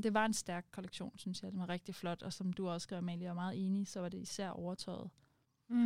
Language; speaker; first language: Danish; native; Danish